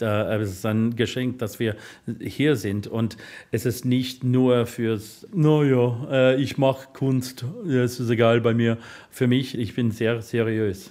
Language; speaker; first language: German; non-native, fluent; English